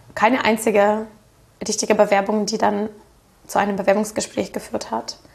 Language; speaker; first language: German; non-native, fluent; Russian